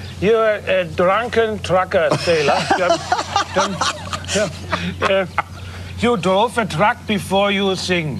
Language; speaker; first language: English; non-native, learner; German